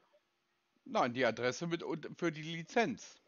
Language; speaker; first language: German; native; German